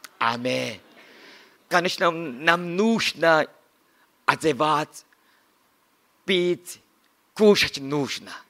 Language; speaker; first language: Russian; non-native, learner; Korean